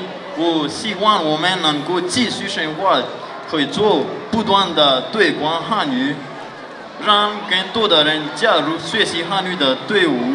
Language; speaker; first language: Chinese; non-native, fluent; Malagasy